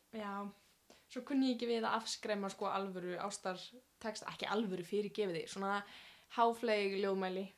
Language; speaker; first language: Icelandic; native; Icelandic